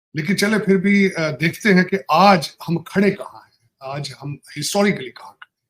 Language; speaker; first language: Urdu; non-native, local second language; Punjabi